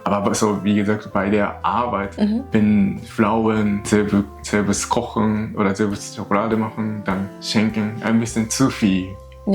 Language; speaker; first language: German; non-native, learner; Japanese